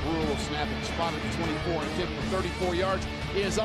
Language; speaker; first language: English; native; English